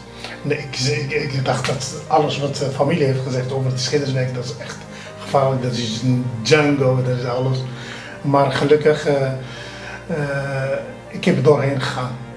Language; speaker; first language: Dutch; non-native, fluent; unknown